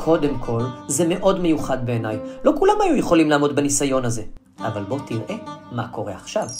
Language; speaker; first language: Hebrew; native; Hebrew